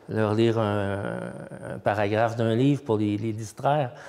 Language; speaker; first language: French; native; French